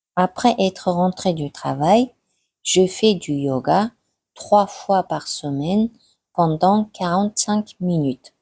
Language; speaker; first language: French; non-native, fluent; Mongolian